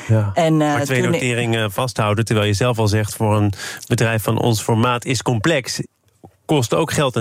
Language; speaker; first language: Dutch; native; Dutch